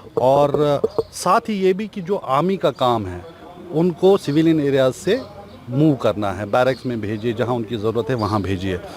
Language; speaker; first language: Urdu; non-native, local second language; Kashmiri